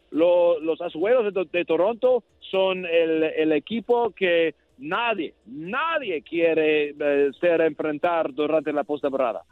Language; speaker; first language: Spanish; non-native, learner; English